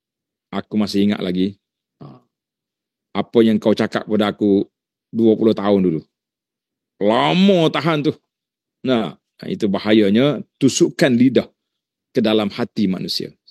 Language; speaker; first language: Malay; native; Malay